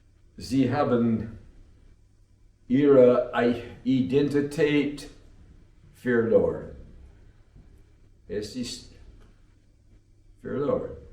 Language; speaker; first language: German; non-native, learner; English